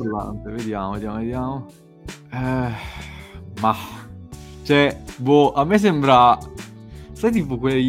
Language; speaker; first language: Italian; native; Italian